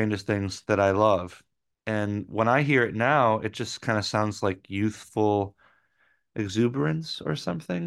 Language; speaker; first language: English; native; English